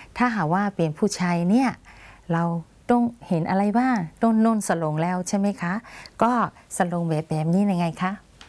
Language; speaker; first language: Thai; non-native, fluent; Burmese